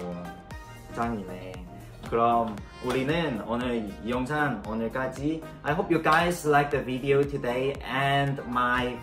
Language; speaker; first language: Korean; non-native, learner; Cantonese